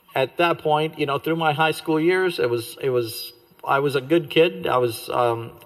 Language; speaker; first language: English; native; English